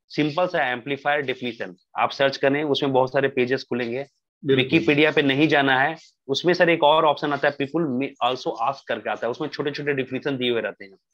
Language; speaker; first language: Hindi; native; Hindi